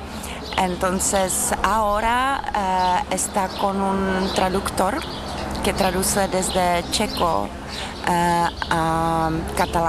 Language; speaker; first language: Spanish; non-native, learner; Czech